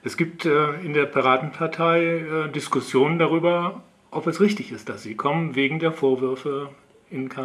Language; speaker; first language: German; native; German